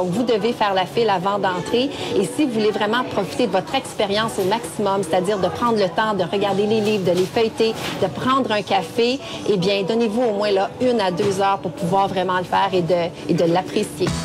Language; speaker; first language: French; native; French